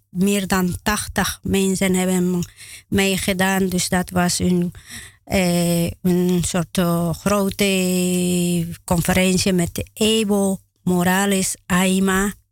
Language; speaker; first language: Dutch; non-native, learner; Spanish